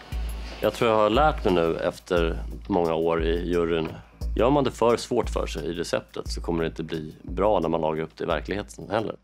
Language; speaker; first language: Swedish; native; Swedish